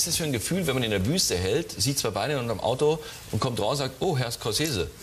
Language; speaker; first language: German; native; German